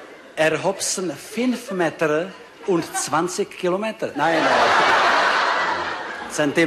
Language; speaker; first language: German; non-native, learner; Czech